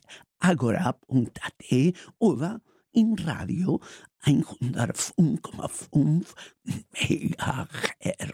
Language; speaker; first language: German; non-native, learner; Spanish